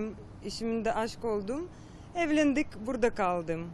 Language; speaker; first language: Turkish; non-native, learner; Russian